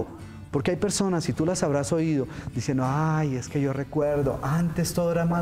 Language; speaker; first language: Spanish; native; Spanish